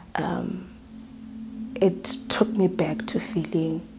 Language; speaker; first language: English; non-native, local second language; Southern Sotho